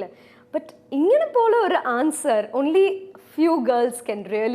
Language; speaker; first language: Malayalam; non-native, fluent; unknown